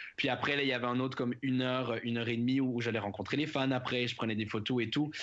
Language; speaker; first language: French; native; French